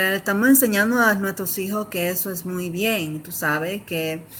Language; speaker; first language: Spanish; early bilingual, other home language; English